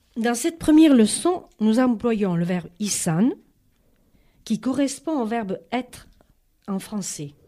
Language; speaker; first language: French; native; French